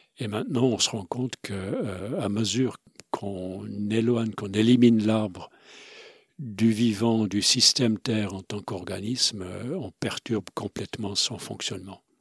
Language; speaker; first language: French; non-native, local second language; Swiss German